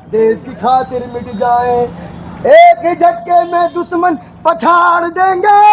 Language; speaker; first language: Hindi; non-native, local second language; Bhojpuri